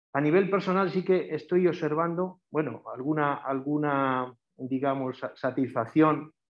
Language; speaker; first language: Spanish; native; Spanish